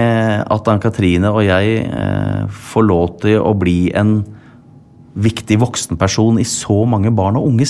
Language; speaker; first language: Norwegian; native; Norwegian